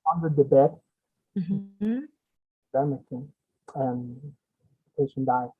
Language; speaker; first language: English; non-native, learner; Spanish